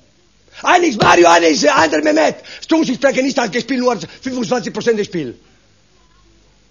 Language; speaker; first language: German; non-native, learner; Italian